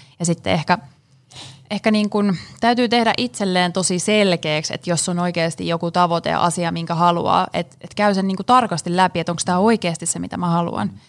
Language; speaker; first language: Finnish; native; Finnish